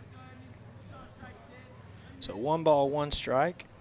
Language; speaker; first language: English; native; English